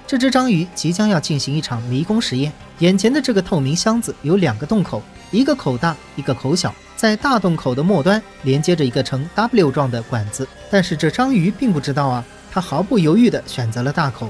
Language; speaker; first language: Chinese; native; Chinese